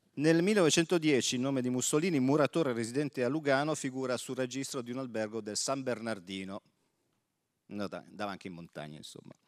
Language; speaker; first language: Italian; native; Italian